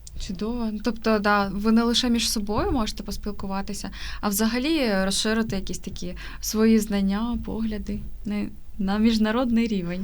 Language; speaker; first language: Ukrainian; native; Ukrainian